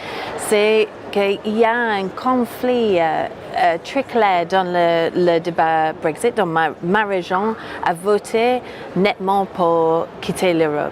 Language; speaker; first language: French; non-native, fluent; English